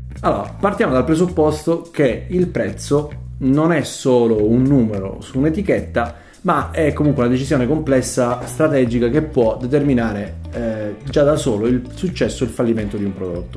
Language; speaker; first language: Italian; native; Italian